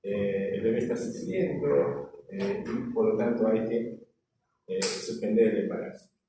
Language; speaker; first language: Spanish; native; Spanish